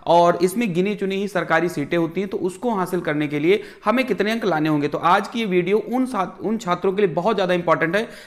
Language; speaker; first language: Hindi; native; Hindi